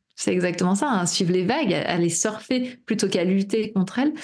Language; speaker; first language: French; native; French